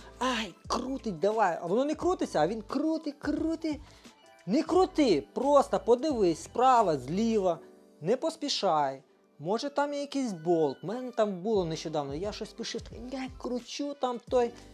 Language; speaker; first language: Ukrainian; non-native, fluent; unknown